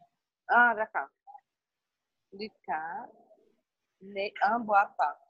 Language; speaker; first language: French; non-native, learner; Portuguese